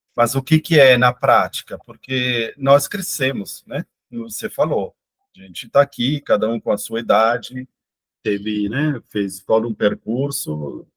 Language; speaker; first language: Portuguese; non-native, fluent; Italian